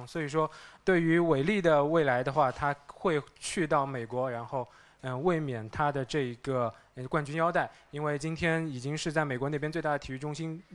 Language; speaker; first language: Chinese; native; Chinese